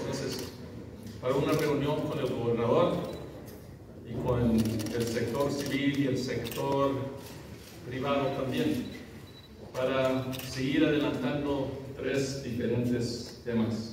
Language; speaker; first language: Spanish; early bilingual, heritage; English